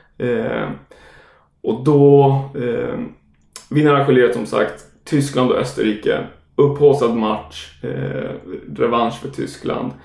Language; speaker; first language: Swedish; non-native, fluent; German